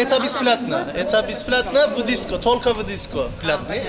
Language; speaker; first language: Russian; non-native, learner; Turkish